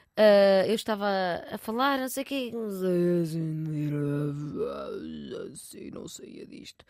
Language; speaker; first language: Portuguese; native; Portuguese